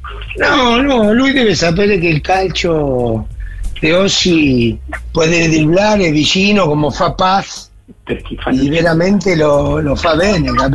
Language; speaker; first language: Italian; non-native, fluent; Spanish